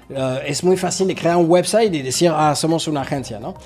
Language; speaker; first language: Spanish; non-native, fluent; French